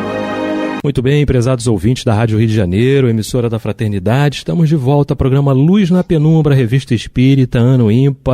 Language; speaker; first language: Portuguese; native; Portuguese